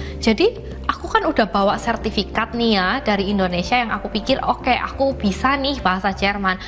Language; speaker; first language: Indonesian; native; Indonesian